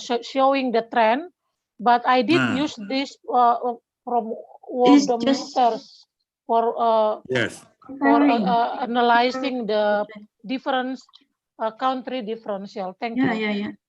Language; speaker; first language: English; non-native, learner; Indonesian